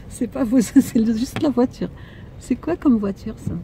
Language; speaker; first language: French; non-native, local second language; Arabic